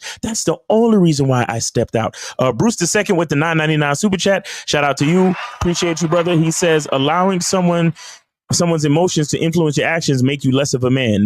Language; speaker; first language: English; native; English